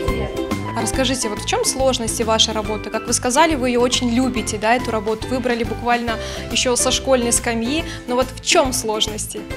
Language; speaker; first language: Russian; native; Russian